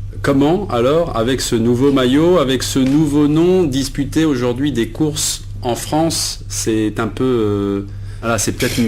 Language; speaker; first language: French; native; French